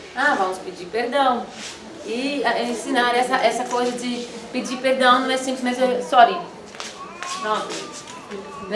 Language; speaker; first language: Portuguese; non-native, fluent; Dutch